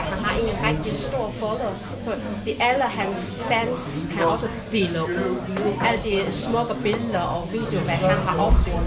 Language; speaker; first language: Danish; non-native, fluent; Chinese